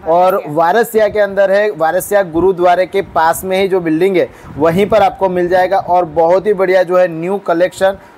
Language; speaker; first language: Hindi; non-native, local second language; Gujarati